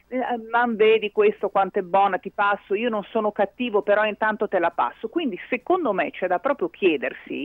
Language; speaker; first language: Italian; native; Italian